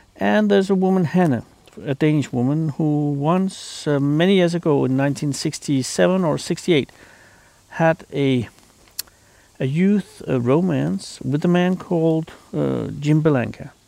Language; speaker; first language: English; non-native, fluent; Danish